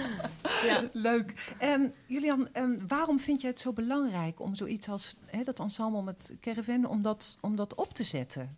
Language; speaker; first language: Dutch; native; Dutch